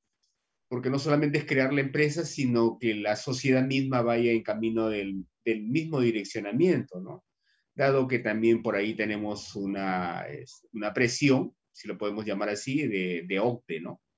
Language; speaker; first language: Spanish; native; Spanish